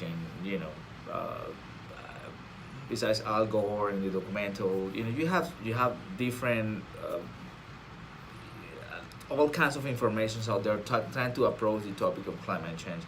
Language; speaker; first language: English; non-native, fluent; Spanish